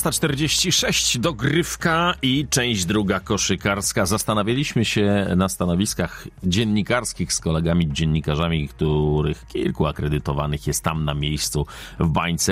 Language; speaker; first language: Polish; native; Polish